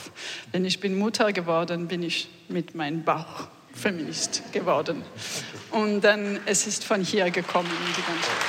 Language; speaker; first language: German; non-native, learner; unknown